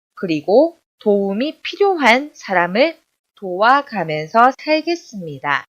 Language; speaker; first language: Korean; non-native, fluent; Chinese